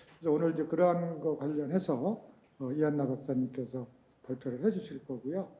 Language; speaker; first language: Korean; native; Korean